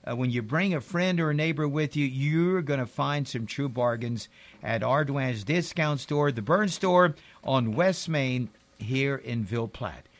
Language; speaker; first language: English; native; English